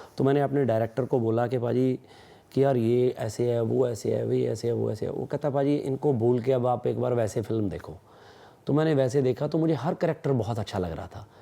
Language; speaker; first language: Hindi; non-native, local second language; Punjabi